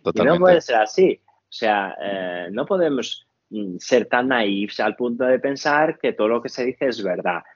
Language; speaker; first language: Spanish; non-native, fluent; Portuguese